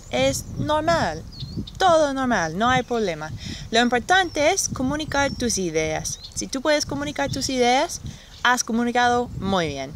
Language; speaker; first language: Spanish; non-native, fluent; English